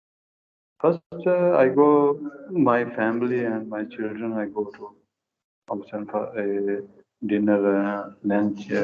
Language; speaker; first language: English; non-native, learner; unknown